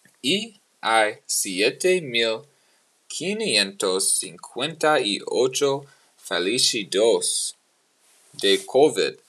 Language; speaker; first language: Spanish; non-native, learner; English